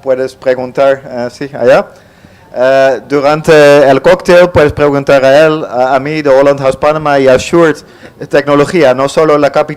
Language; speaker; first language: Spanish; non-native, fluent; Dutch